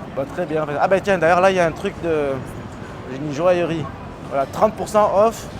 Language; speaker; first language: French; native; French